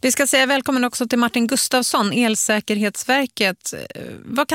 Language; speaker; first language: Swedish; native; Swedish